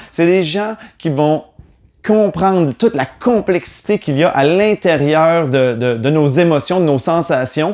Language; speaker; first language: French; native; French